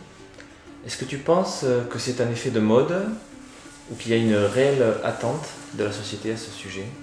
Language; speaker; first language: French; native; French